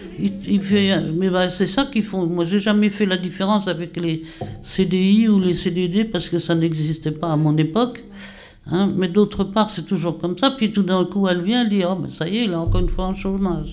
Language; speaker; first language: French; native; French